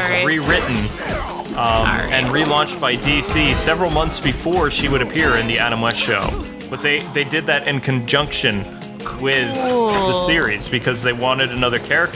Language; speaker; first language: English; native; English